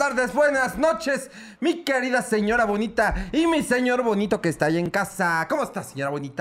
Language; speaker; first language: Spanish; native; Spanish